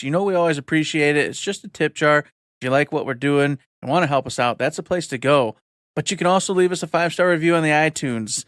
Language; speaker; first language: English; native; English